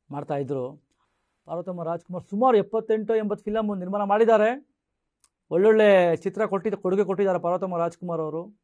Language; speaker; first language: Kannada; non-native, local second language; Marathi